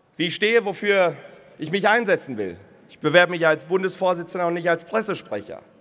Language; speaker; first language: German; early bilingual, other home language; Polish